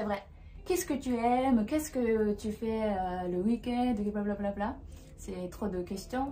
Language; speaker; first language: French; non-native, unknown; Japanese